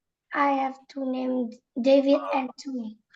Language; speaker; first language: English; non-native, learner; Vietnamese